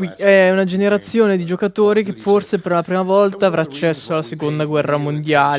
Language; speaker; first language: Italian; native; Italian